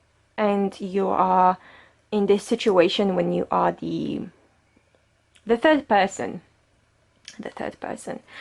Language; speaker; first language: English; non-native, fluent; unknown